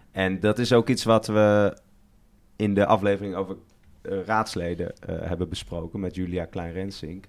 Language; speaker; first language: Dutch; native; Dutch